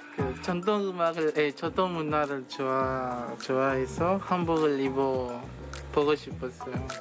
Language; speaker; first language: Korean; non-native, fluent; French